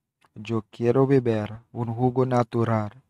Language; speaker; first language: Spanish; non-native, learner; Haitian Creole